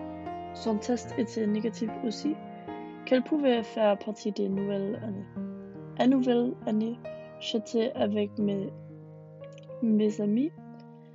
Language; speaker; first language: French; non-native, learner; English